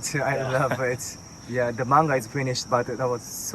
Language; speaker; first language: English; non-native, learner; Japanese